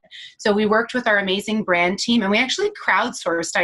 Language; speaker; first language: English; native; English